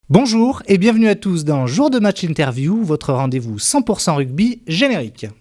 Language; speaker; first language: French; native; French